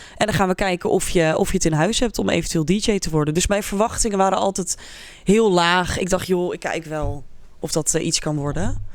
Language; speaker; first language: Dutch; native; Dutch